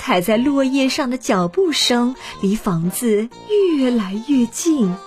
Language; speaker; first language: Chinese; native; Chinese